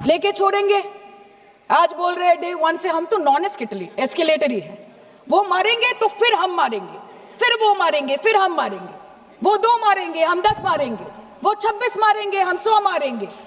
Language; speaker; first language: Hindi; non-native, local second language; Bangla